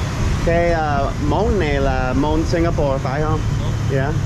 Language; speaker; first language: Vietnamese; non-native, learner; English